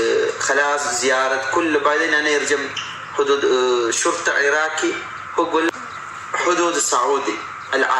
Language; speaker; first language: Arabic; non-native, learner; Malayalam